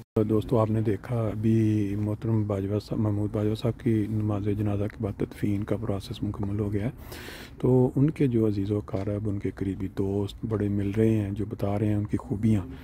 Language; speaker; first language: Urdu; non-native, local second language; Punjabi